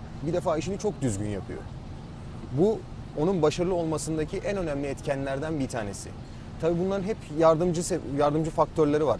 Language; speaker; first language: Turkish; native; Turkish